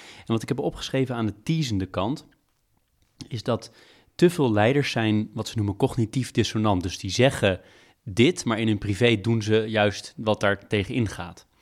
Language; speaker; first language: Dutch; native; Dutch